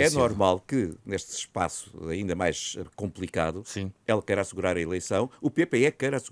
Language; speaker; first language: Portuguese; native; Portuguese